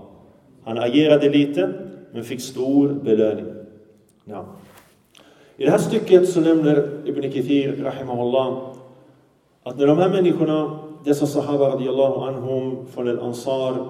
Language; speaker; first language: Swedish; early bilingual, other home language; Arabic